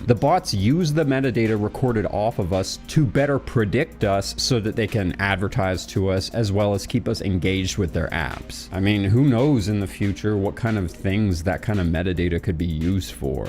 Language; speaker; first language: English; native; English